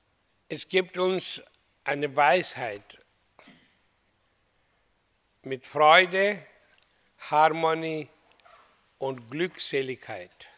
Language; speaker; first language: German; non-native, learner; Hindi